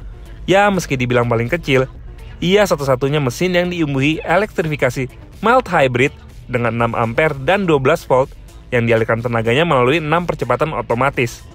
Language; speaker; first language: Indonesian; native; Indonesian